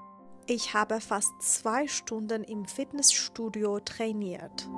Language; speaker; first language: German; non-native, fluent; Persian